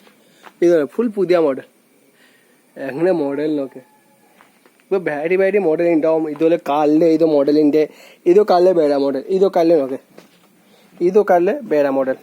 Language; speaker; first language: Malayalam; non-native, learner; Hindi